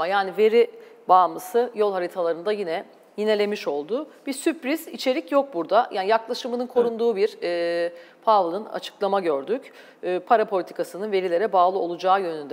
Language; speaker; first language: Turkish; native; Turkish